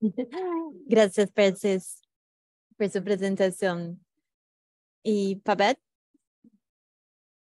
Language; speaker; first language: Spanish; non-native, fluent; Portuguese